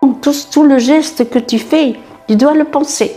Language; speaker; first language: French; non-native, local second language; Arabic